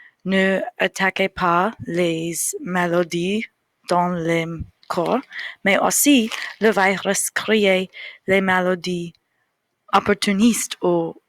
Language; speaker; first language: French; non-native, learner; English